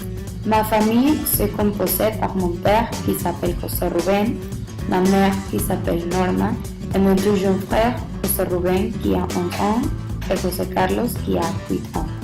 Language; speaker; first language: French; non-native, learner; Spanish